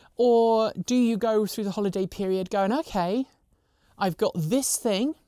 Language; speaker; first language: English; native; English